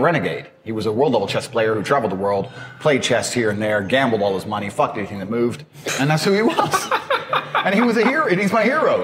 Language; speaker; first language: English; native; English